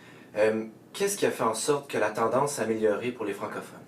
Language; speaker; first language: French; native; French